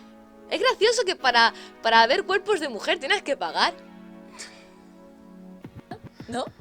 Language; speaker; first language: Spanish; native; Spanish